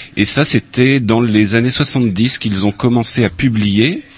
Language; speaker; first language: French; native; French